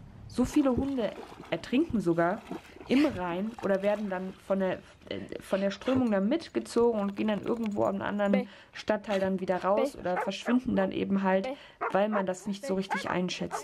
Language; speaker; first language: German; native; German